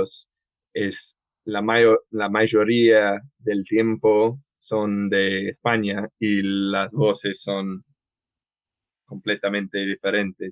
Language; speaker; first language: Spanish; non-native, fluent; English